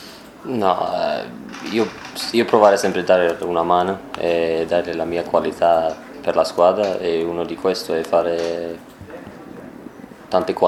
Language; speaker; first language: Italian; non-native, learner; Swedish